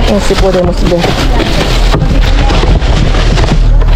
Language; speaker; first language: Spanish; non-native, learner; Filipino